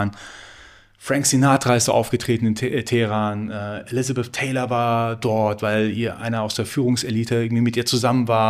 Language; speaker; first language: German; early bilingual, other home language; Persian